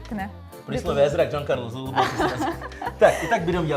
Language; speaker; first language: Russian; native; Russian